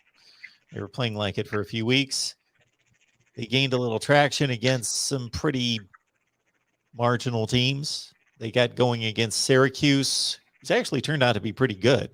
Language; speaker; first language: English; native; English